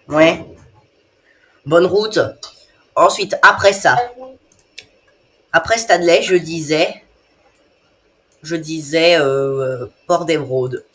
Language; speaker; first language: French; native; French